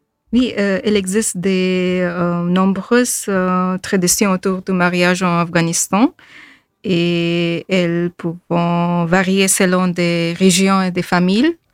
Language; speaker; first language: French; non-native, learner; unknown